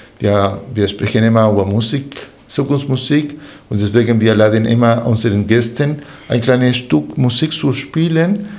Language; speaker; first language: German; non-native, fluent; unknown